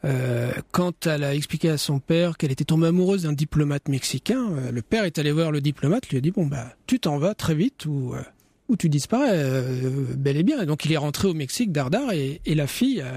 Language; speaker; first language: French; native; French